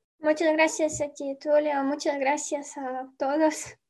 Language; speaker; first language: Spanish; non-native, learner; Ukrainian